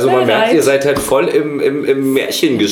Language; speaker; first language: German; native; German